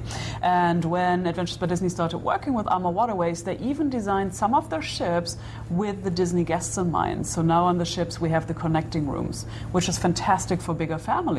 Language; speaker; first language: English; non-native, fluent; German